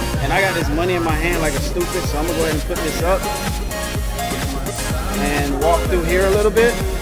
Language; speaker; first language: English; native; English